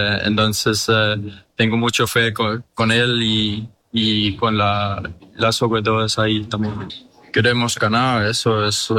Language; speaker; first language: Spanish; non-native, fluent; English